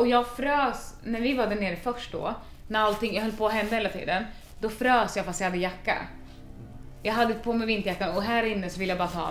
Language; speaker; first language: Swedish; native; Swedish